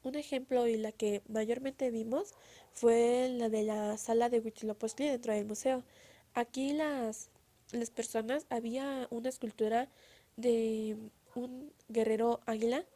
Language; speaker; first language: Spanish; native; Spanish